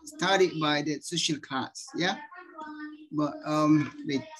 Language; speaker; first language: English; non-native, fluent; Indonesian